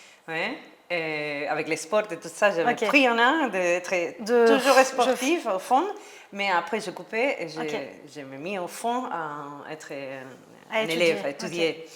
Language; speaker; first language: French; non-native, learner; Spanish